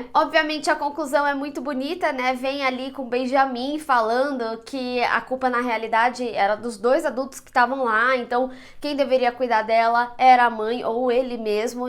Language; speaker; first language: Portuguese; native; Portuguese